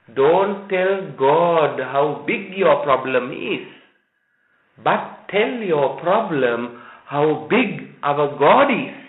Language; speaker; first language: English; non-native, local second language; Sinhala